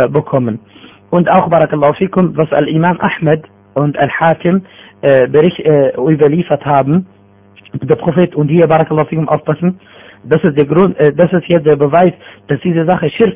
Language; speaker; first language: German; non-native, fluent; Arabic